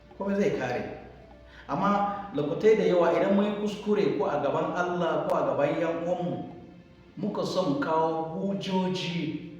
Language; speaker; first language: Hausa; non-native, local second language; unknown